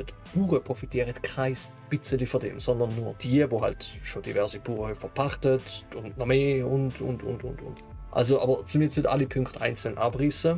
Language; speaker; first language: German; native; German